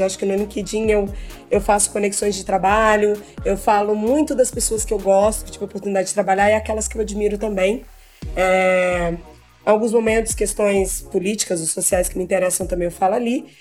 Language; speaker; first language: Portuguese; native; Portuguese